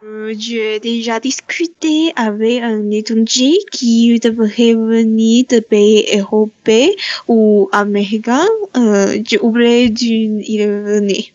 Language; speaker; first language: French; non-native, learner; Chinese